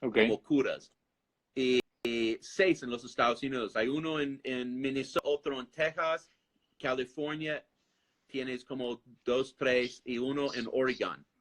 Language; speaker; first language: Spanish; non-native, fluent; English